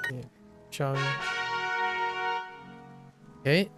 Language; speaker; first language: Chinese; non-native, learner; English